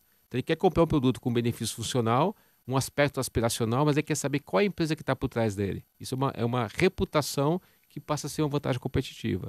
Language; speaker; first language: Portuguese; native; Portuguese